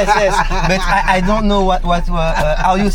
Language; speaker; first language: English; non-native, learner; French